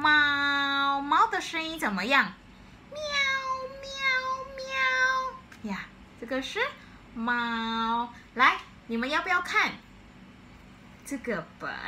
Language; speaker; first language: Chinese; non-native, fluent; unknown